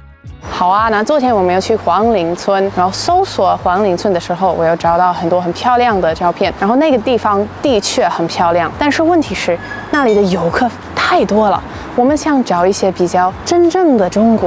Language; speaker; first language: Chinese; non-native, fluent; English